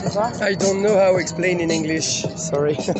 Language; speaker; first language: English; non-native, learner; French